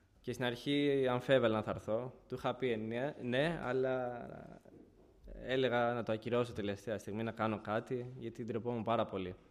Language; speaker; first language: Greek; early bilingual, other home language; Bulgarian